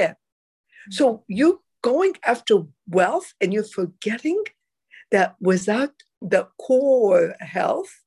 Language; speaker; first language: English; non-native, fluent; Arabic